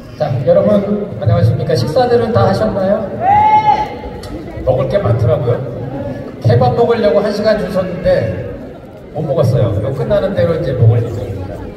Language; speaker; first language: Korean; native; Korean